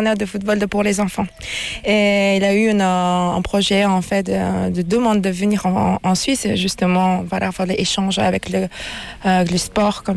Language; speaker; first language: French; non-native, fluent; Mongolian